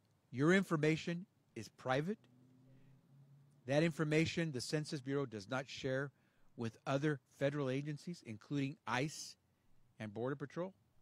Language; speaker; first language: English; early bilingual, other home language; Spanish